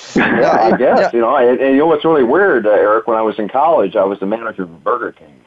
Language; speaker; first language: English; native; English